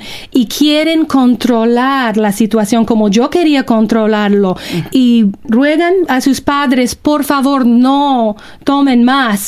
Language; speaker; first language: Spanish; non-native, fluent; English